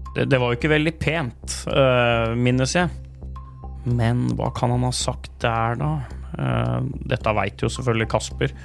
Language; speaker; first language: Norwegian; native; Norwegian